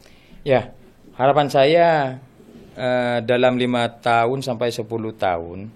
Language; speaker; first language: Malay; non-native, local second language; Madurese